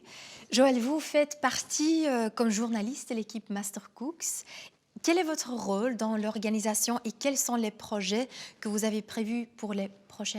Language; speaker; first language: French; non-native, local second language; Dutch